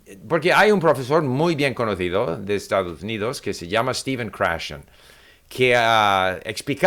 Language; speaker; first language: Spanish; non-native, fluent; English